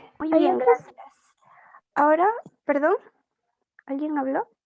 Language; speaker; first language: Spanish; native; Spanish